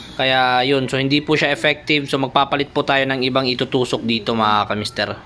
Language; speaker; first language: Filipino; non-native, local second language; Cebuano